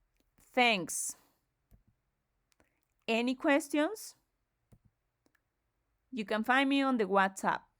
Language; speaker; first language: English; non-native, fluent; Spanish